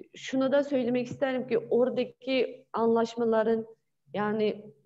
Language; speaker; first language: Turkish; non-native, fluent; Chinese